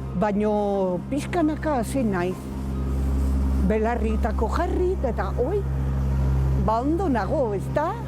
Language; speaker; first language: Basque; non-native, local second language; Spanish